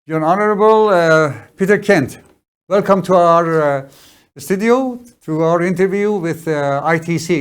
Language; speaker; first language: English; non-native, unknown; Persian